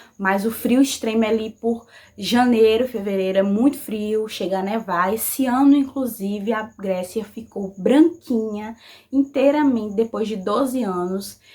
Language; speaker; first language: Portuguese; native; Portuguese